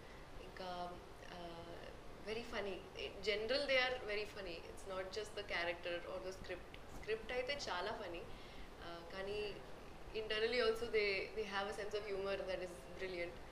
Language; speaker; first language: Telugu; non-native, local second language; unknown